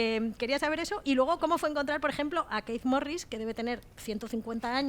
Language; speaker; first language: Spanish; native; Spanish